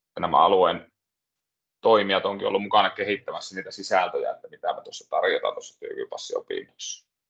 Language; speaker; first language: Finnish; native; Finnish